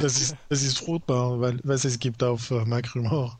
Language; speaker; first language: German; non-native, learner; French